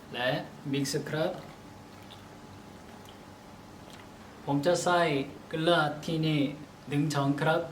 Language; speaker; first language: Thai; non-native, learner; Korean